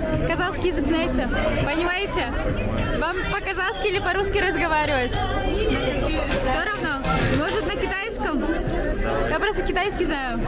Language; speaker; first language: Russian; non-native, local second language; Kazakh